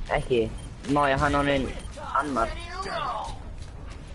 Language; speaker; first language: Icelandic; early bilingual, other home language; Norwegian